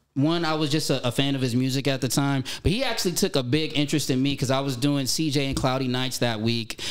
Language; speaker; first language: English; native; English